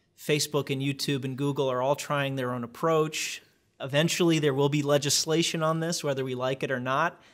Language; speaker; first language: English; native; English